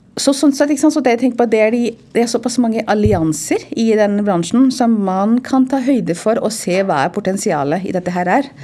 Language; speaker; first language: Norwegian; non-native, fluent; Hindi